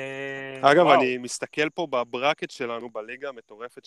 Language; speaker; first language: Hebrew; native; Hebrew